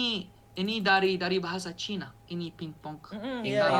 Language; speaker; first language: Indonesian; non-native, learner; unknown